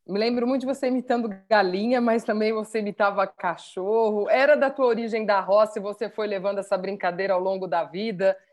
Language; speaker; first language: Portuguese; native; Portuguese